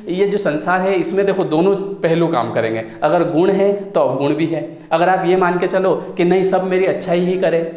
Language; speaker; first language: Hindi; native; Hindi